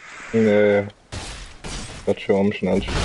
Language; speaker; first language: German; native; German